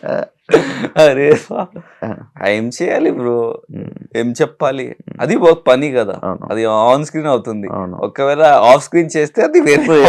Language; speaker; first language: Telugu; non-native, learner; Hindi